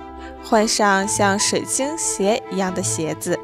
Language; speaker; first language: Chinese; native; Chinese